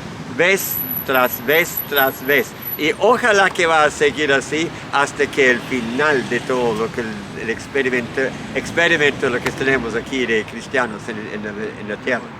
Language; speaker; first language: Spanish; non-native, fluent; English